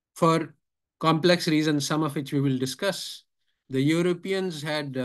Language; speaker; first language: English; non-native, local second language; Urdu